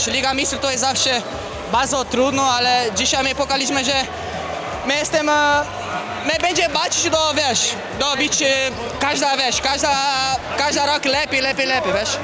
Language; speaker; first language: Polish; non-native, learner; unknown